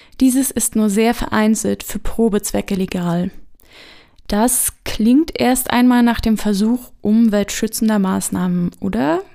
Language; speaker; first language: German; native; German